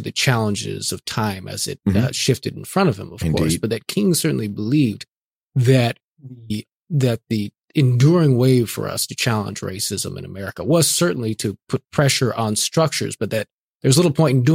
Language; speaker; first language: English; native; English